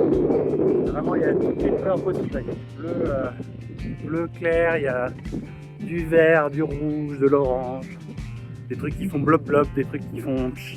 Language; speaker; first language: French; native; French